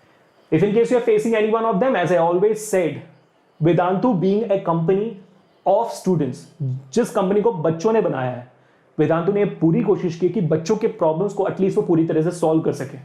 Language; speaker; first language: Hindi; native; Hindi